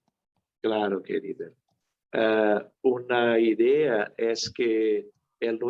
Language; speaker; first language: Spanish; non-native, fluent; Portuguese